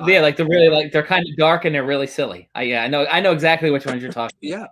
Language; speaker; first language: English; native; English